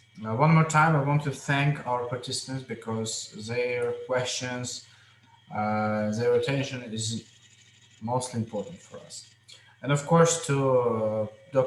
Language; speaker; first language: English; non-native, fluent; Russian